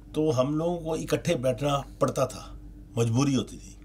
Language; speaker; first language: Hindi; native; Hindi